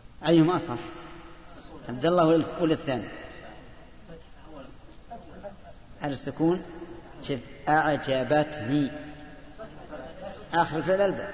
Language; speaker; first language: Arabic; native; Arabic